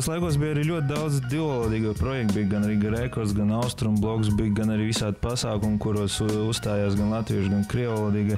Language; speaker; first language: Latvian; native; Latvian